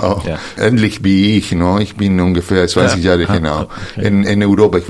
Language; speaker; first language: German; non-native, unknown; Spanish